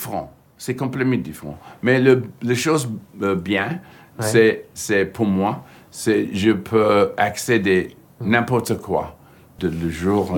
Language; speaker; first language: French; non-native, fluent; English